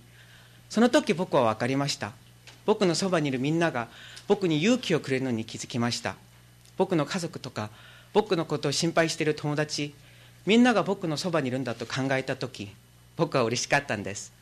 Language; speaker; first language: Japanese; non-native, learner; Korean